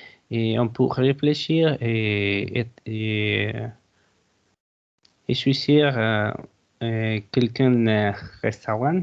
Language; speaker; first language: French; non-native, learner; Spanish